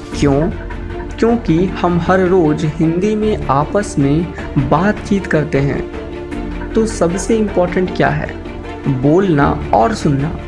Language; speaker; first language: Hindi; native; Hindi